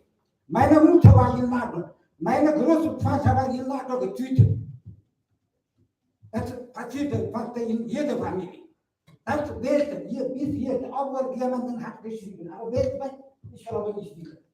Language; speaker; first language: German; non-native, learner; Mongolian